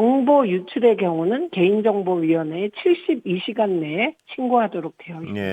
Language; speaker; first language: Korean; native; Korean